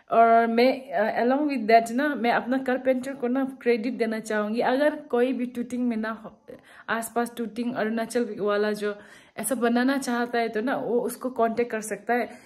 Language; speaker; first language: Hindi; non-native, local second language; Tibetan